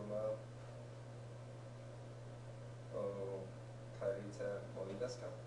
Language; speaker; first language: Japanese; non-native, learner; English